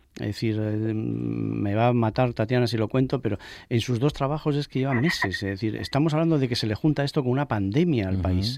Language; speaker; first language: Spanish; native; Spanish